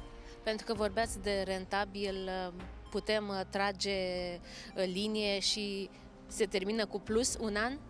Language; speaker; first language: Romanian; native; Romanian